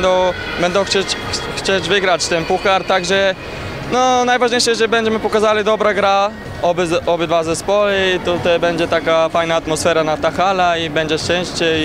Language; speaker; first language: Polish; non-native, learner; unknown